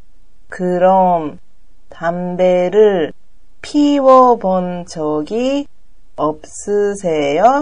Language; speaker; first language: Korean; non-native, learner; Japanese